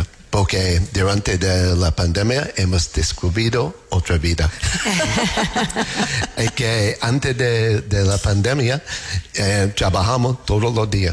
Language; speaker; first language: Spanish; non-native, fluent; English